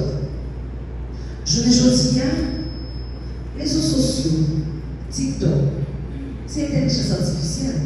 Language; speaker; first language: French; non-native, local second language; Haitian Creole